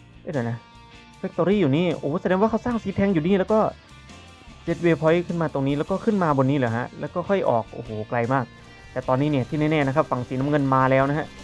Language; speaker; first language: Thai; native; Thai